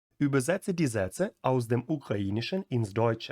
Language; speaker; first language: German; non-native, fluent; Ukrainian